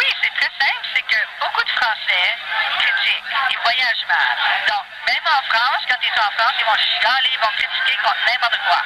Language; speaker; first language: French; native; French